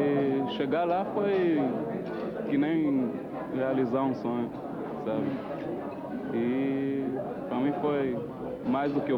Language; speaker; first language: Portuguese; early bilingual, heritage; Portuguese